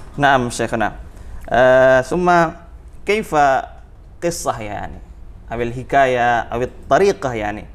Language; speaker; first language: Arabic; non-native, fluent; Indonesian